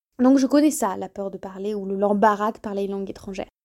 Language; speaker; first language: French; native; French